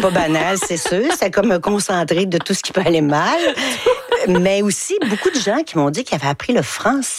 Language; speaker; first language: French; native; French